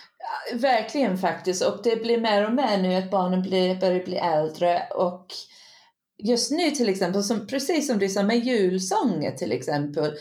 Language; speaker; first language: Swedish; non-native, fluent; English